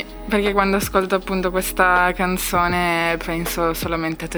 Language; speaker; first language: Italian; native; Italian